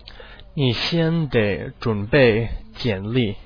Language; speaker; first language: Chinese; non-native, learner; English